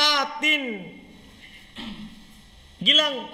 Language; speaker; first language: Arabic; non-native, fluent; Indonesian